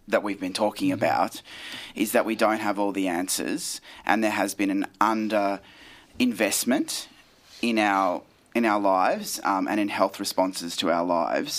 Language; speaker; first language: English; native; English